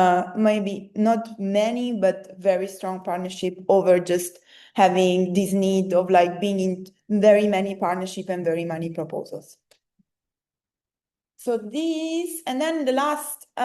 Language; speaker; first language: English; non-native, fluent; Italian